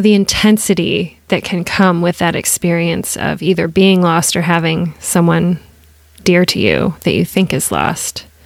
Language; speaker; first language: English; native; English